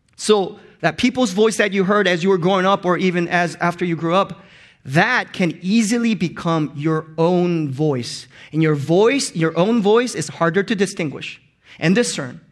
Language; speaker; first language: English; non-native, local second language; Korean